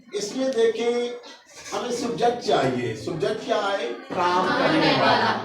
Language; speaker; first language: Urdu; non-native, local second language; Saraiki